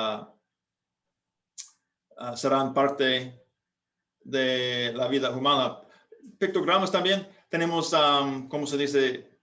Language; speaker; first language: Spanish; non-native, fluent; English